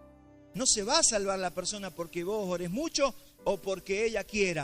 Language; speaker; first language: Spanish; native; Spanish